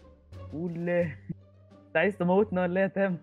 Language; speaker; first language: Arabic; native; Arabic